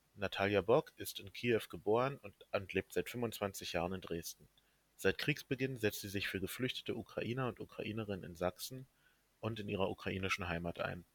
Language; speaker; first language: German; native; German